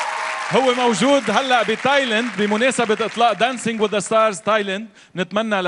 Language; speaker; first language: Arabic; native; Arabic